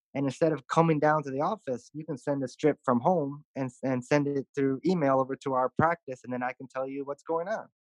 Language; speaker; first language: English; native; English